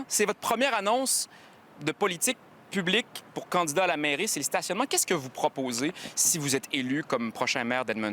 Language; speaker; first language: French; native; French